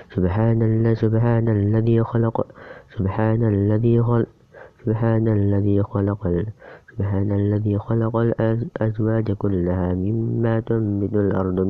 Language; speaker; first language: Arabic; non-native, learner; Indonesian